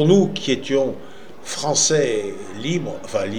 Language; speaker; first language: French; native; French